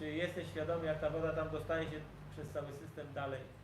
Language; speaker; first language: Polish; native; Polish